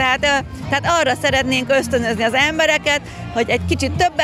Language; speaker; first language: Hungarian; native; Hungarian